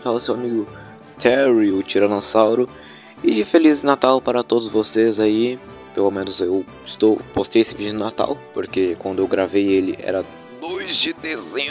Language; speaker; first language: Portuguese; native; Portuguese